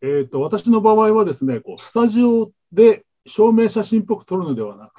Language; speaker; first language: Japanese; native; Japanese